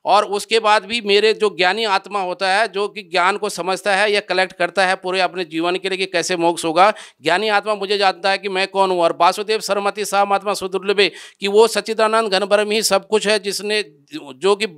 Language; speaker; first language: Hindi; native; Hindi